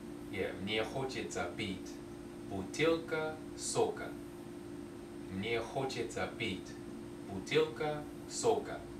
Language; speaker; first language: Russian; non-native, learner; English